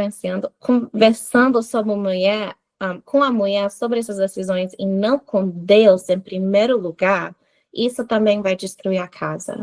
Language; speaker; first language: Portuguese; non-native, fluent; English